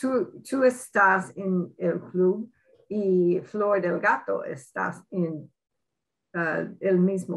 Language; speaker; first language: Spanish; non-native, learner; English